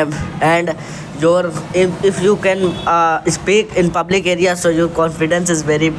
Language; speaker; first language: English; non-native, learner; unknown